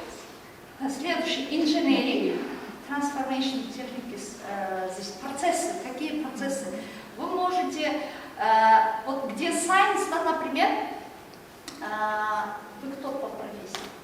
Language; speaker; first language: Russian; non-native, local second language; Kazakh